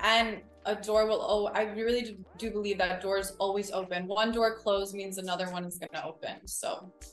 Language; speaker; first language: English; early bilingual, other home language; Spanish